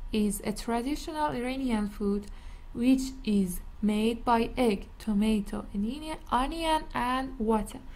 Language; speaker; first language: English; non-native, fluent; Persian